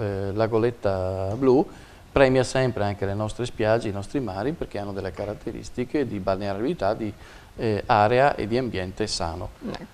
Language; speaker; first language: Italian; native; Italian